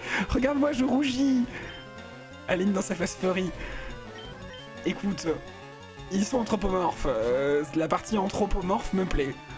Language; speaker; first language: French; native; French